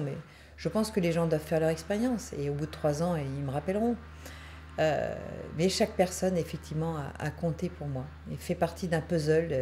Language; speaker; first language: French; native; French